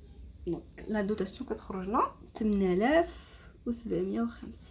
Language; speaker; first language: Arabic; native; Arabic